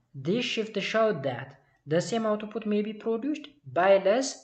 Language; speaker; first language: English; non-native, local second language; Amharic